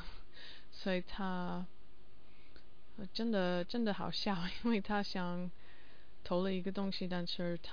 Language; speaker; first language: Chinese; non-native, learner; English